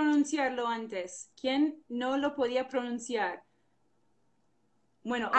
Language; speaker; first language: Spanish; non-native, fluent; English